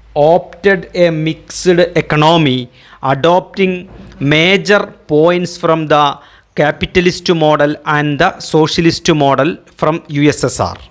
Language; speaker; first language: English; non-native, local second language; Malayalam